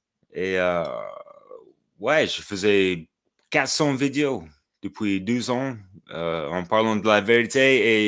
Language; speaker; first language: French; non-native, fluent; English